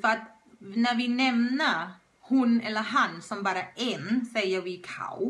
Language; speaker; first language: Swedish; non-native, fluent; Thai